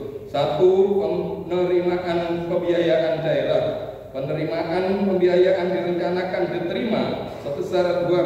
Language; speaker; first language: Indonesian; native; Indonesian